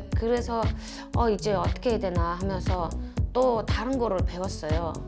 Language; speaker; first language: Korean; non-native, fluent; Mongolian